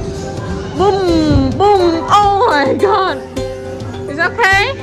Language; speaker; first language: English; non-native, learner; Khmer